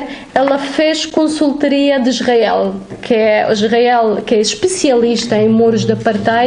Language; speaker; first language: Portuguese; non-native, fluent; Arabic